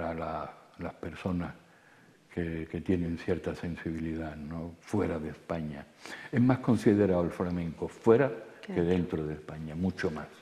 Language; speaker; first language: Spanish; native; Spanish